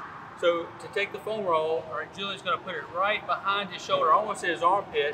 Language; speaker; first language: English; native; English